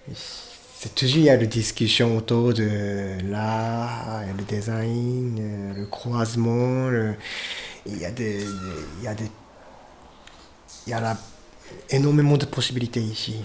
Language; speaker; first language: French; non-native, fluent; Japanese